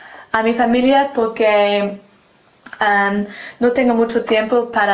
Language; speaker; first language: Spanish; non-native, learner; English